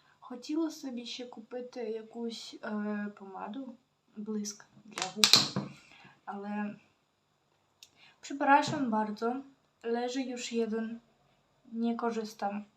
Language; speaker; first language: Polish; non-native, learner; Ukrainian